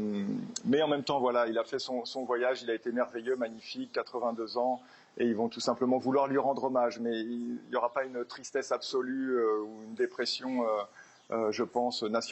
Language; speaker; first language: French; native; French